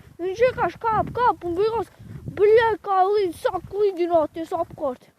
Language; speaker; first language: Latvian; non-native, local second language; Russian